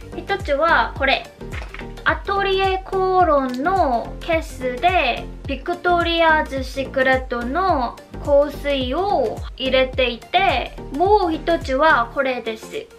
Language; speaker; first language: Japanese; non-native, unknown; Korean